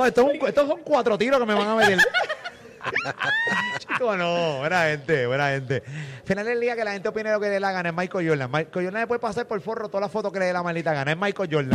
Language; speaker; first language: Spanish; native; Spanish